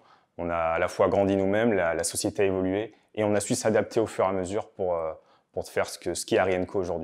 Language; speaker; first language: French; native; French